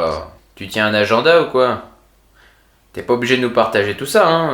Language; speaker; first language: French; native; French